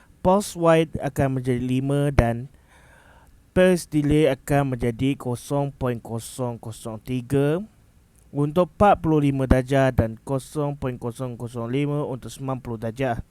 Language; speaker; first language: Malay; native; Malay